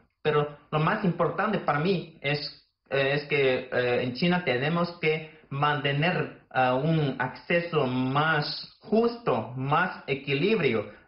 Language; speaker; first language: Spanish; non-native, fluent; Chinese